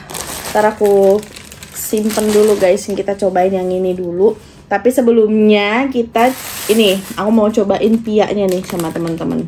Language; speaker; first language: Indonesian; native; Indonesian